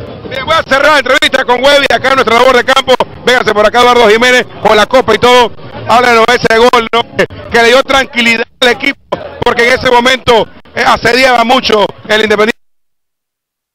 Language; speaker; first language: Spanish; native; Spanish